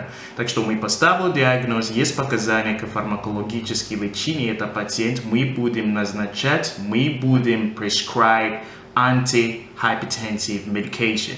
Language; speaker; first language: Russian; non-native, fluent; English